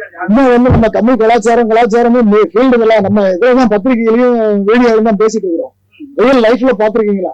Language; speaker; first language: Tamil; native; Tamil